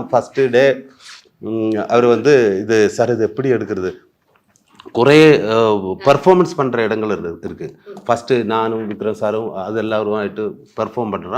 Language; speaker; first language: Tamil; non-native, learner; Malayalam